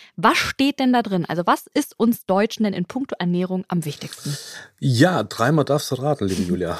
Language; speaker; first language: German; non-native, fluent; Spanish